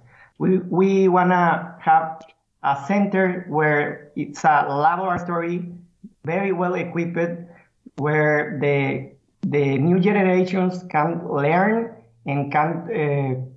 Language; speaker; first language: English; non-native, fluent; Spanish